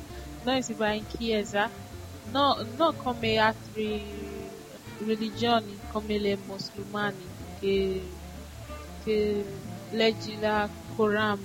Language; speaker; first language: Italian; non-native, learner; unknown